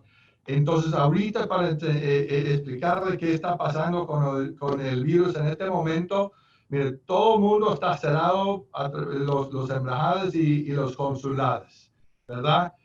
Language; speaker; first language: Spanish; non-native, fluent; English